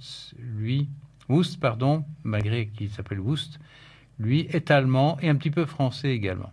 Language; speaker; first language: French; native; French